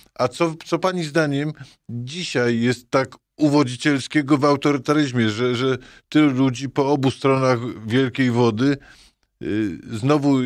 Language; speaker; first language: Polish; native; Polish